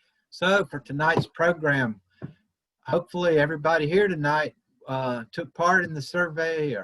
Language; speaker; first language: English; native; English